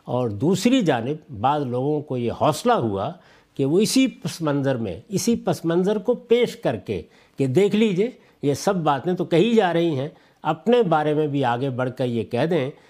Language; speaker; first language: Urdu; non-native, local second language; Punjabi